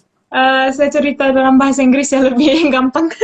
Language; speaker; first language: Indonesian; non-native, learner; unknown